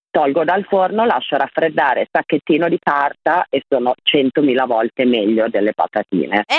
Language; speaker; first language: Italian; native; Italian